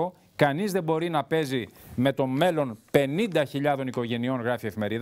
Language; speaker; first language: Greek; native; Greek